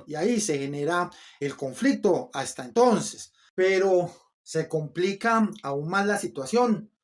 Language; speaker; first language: Spanish; native; Spanish